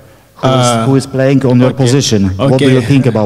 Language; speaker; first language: English; non-native, learner; Polish